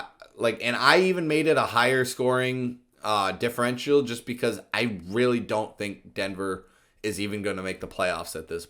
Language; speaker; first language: English; native; English